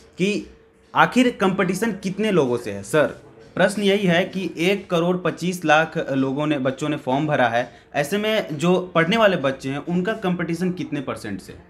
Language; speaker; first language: Hindi; native; Hindi